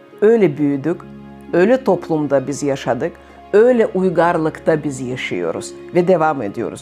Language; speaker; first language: Turkish; non-native, fluent; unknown